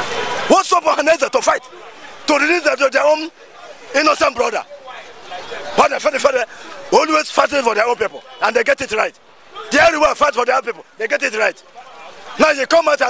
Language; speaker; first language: English; non-native, local second language; Igbo